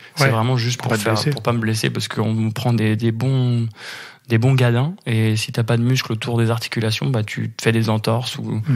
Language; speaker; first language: French; native; French